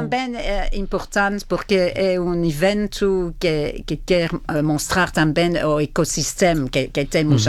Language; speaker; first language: Portuguese; non-native, fluent; French